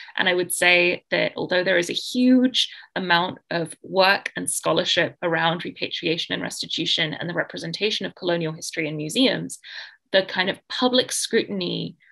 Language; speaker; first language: English; native; English